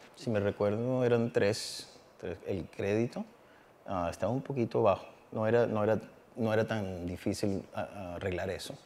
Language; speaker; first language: Spanish; early bilingual, heritage; Spanish